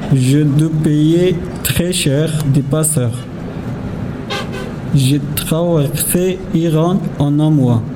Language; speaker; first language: French; non-native, learner; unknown